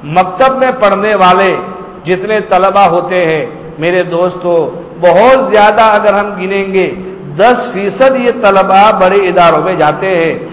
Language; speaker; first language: Urdu; non-native, local second language; Gujarati